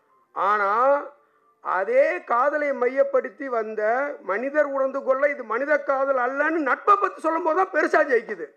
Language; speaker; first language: Tamil; native; Tamil